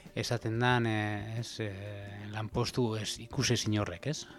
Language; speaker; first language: Basque; native; Basque